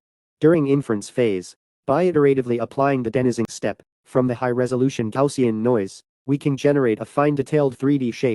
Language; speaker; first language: English; non-native, fluent; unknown